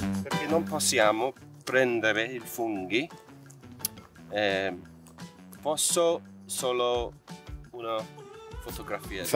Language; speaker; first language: Italian; non-native, learner; English